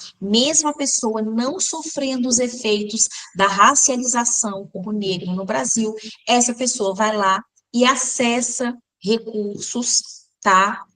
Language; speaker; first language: Portuguese; native; Portuguese